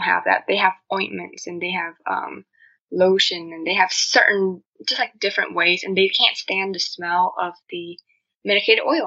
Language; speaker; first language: English; non-native, fluent; Vietnamese